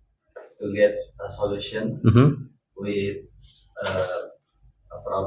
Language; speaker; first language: English; non-native, learner; Indonesian